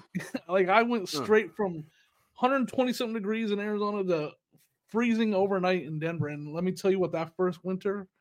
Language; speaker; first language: English; native; English